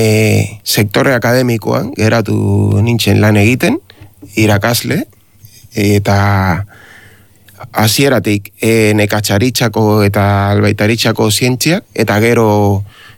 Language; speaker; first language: Basque; non-native, learner; Spanish